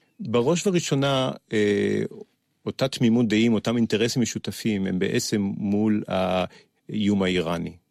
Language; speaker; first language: Hebrew; early bilingual, other home language; French